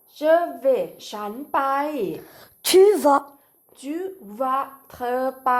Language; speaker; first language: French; non-native, fluent; Thai